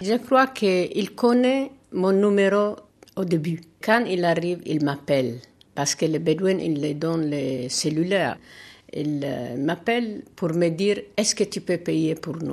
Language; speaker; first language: French; non-native, learner; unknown